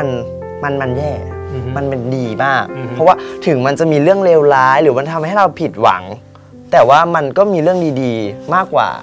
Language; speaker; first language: Thai; native; Thai